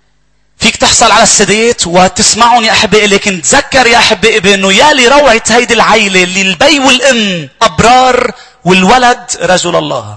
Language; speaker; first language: Arabic; native; Arabic